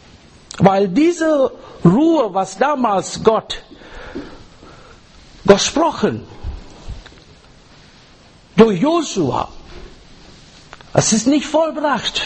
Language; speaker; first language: German; non-native, learner; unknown